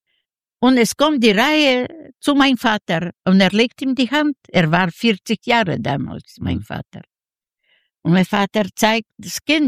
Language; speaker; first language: German; non-native, learner; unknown